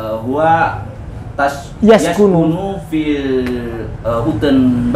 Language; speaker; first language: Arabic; non-native, learner; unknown